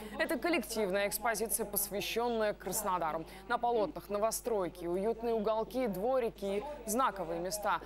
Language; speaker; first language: Russian; native; Russian